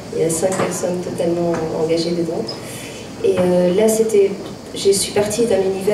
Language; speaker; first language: French; native; French